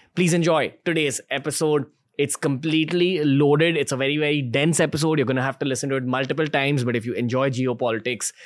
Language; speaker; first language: English; non-native, local second language; Hindi